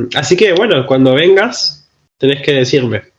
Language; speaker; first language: Spanish; native; Spanish